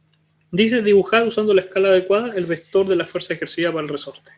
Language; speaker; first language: Spanish; native; Spanish